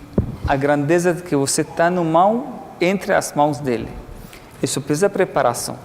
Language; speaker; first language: Portuguese; non-native, fluent; Arabic